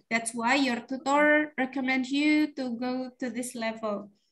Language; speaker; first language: English; non-native, fluent; Indonesian